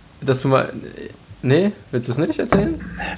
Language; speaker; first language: German; native; German